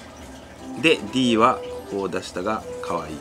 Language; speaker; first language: Japanese; native; Japanese